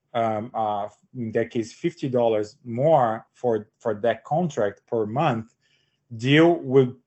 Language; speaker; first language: English; non-native, fluent; Portuguese